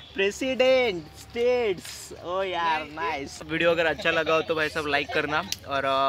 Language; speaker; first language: Hindi; non-native, local second language; Marathi